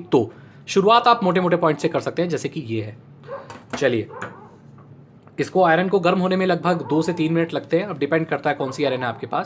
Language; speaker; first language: Hindi; native; Hindi